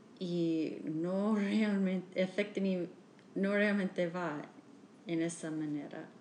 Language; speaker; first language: Spanish; non-native, learner; English